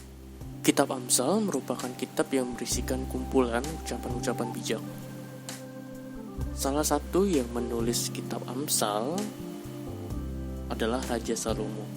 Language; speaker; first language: Indonesian; native; Indonesian